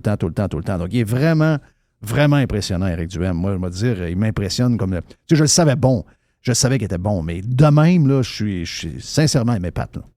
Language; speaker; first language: French; native; French